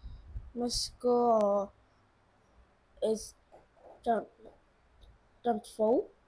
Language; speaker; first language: English; non-native, learner; Vietnamese